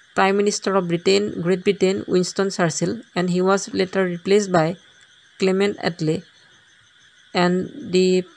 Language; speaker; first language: English; non-native, local second language; Assamese